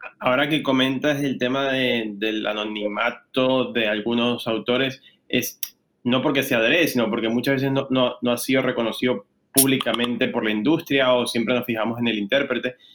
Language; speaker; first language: Spanish; native; Spanish